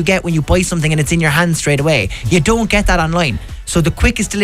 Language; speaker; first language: English; native; English